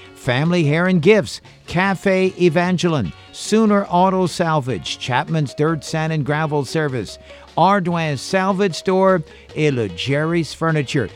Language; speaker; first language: English; native; English